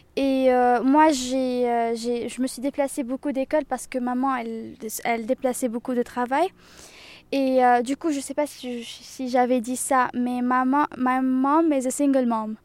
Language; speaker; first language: French; non-native, local second language; Arabic